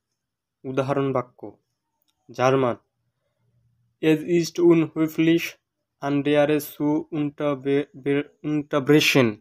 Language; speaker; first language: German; non-native, fluent; Bangla